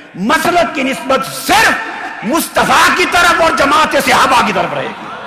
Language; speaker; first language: Urdu; non-native, local second language; Punjabi